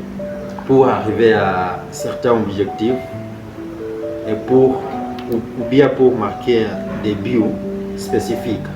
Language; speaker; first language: French; non-native, fluent; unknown